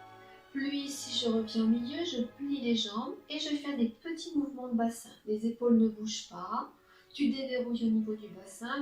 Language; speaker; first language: French; native; French